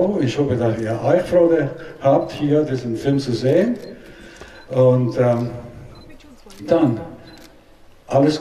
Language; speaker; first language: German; non-native, learner; Italian